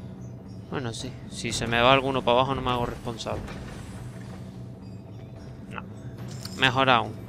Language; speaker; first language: Spanish; native; Spanish